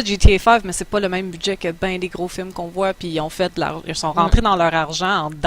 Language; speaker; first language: French; native; French